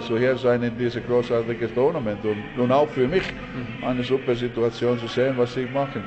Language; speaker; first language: German; non-native, learner; Finnish